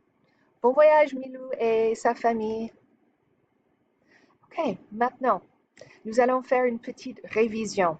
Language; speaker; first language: French; non-native, fluent; English